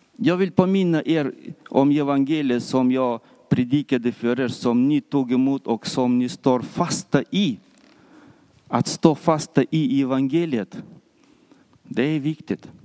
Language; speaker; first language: Swedish; non-native, fluent; Russian